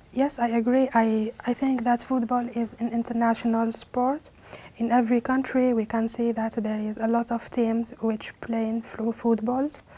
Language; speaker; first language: English; non-native, learner; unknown